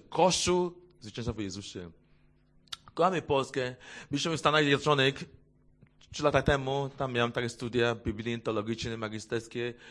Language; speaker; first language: Polish; non-native, fluent; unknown